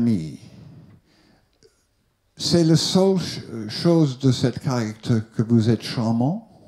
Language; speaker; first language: French; non-native, learner; English